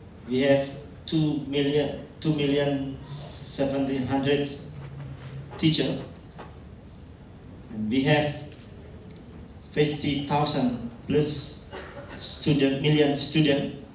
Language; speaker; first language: English; non-native, learner; Indonesian